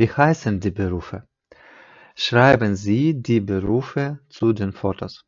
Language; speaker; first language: German; non-native, fluent; Ukrainian